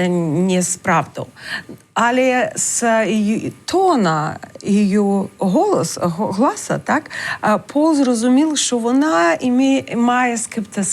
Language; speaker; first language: Ukrainian; non-native, learner; English